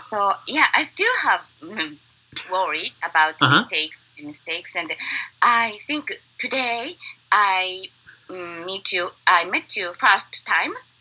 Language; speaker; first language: English; non-native, learner; Japanese